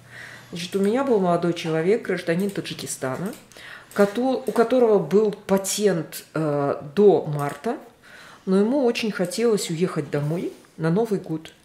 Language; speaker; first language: Russian; native; Russian